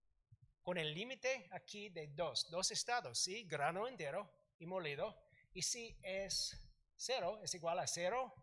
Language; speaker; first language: Spanish; non-native, learner; English